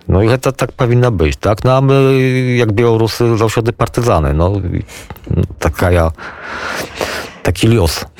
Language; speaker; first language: Polish; non-native, local second language; Belarusian